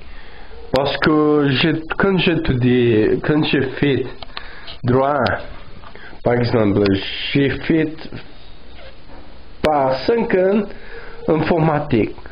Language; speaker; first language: French; non-native, learner; Portuguese